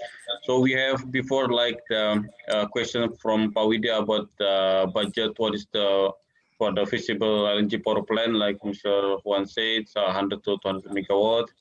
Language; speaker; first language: English; non-native, learner; Indonesian